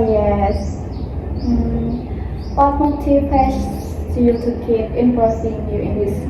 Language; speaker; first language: English; non-native, learner; Indonesian